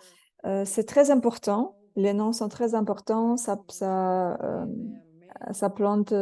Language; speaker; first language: French; non-native, fluent; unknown